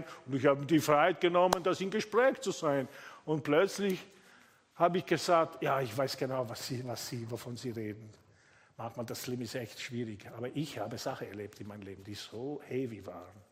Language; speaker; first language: German; non-native, fluent; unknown